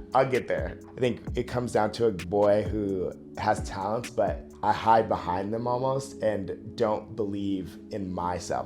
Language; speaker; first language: English; native; English